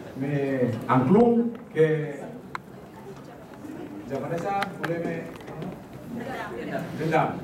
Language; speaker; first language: Greek; non-native, learner; Indonesian